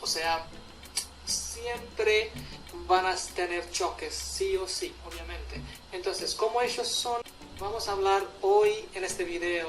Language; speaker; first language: Spanish; non-native, fluent; Hindi